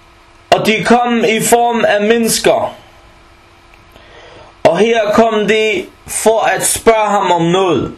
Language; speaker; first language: Danish; non-native, fluent; Arabic